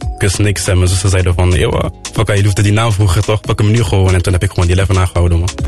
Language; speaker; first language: Dutch; non-native, local second language; French